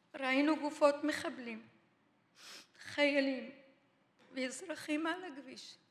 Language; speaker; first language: Hebrew; non-native, local second language; Arabic